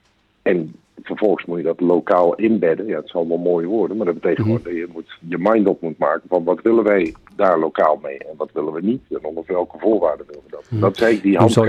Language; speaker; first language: Dutch; native; Dutch